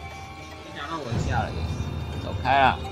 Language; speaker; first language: Chinese; native; Chinese